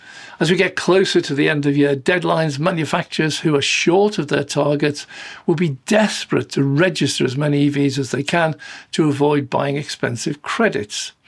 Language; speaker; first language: English; native; English